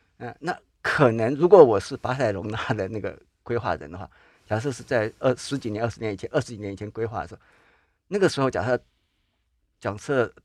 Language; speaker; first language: Chinese; native; Chinese